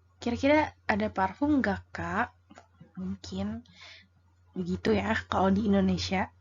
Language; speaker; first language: Indonesian; native; Indonesian